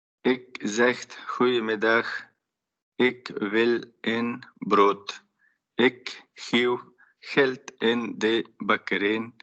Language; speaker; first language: Dutch; non-native, learner; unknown